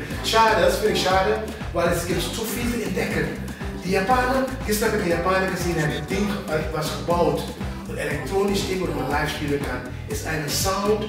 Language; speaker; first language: German; non-native, fluent; Papiamento